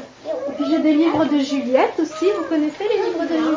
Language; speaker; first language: French; native; French